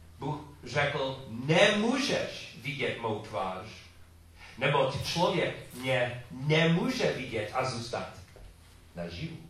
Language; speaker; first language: Czech; non-native, learner; English